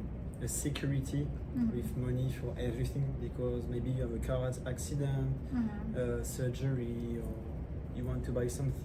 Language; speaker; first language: English; non-native, learner; French